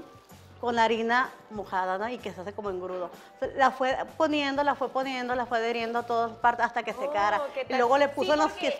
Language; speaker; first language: Spanish; native; Spanish